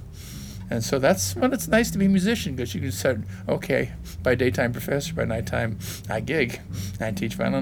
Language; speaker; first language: English; native; English